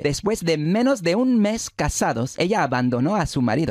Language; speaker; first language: Spanish; non-native, fluent; English